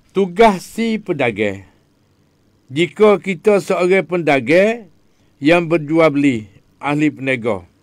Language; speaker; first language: Malay; native; Malay